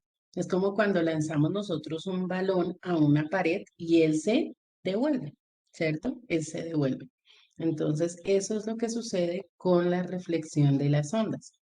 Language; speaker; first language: Spanish; native; Spanish